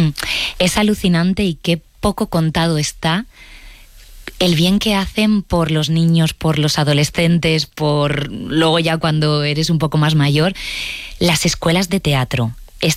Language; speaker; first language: Spanish; native; Spanish